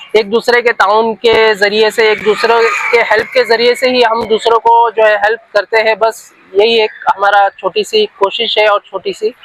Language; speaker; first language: Hindi; non-native, local second language; Urdu